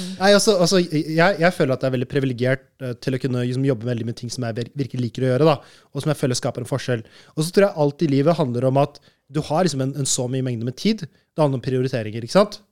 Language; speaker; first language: Norwegian; early bilingual, other home language; Urdu